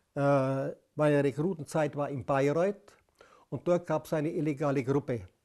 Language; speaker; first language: German; native; German